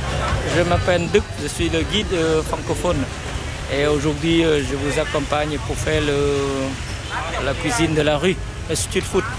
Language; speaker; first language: French; non-native, fluent; Vietnamese